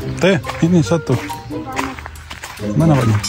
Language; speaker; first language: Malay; non-native, learner; Spanish